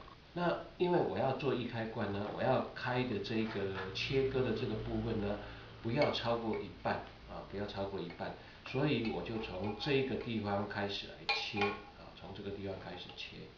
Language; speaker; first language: Chinese; native; Chinese